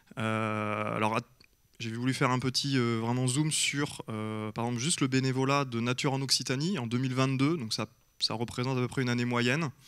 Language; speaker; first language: French; native; French